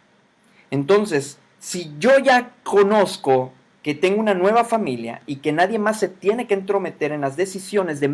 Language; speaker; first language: Spanish; native; Spanish